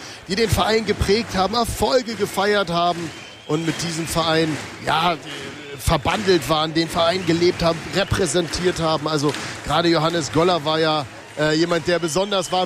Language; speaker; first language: German; native; German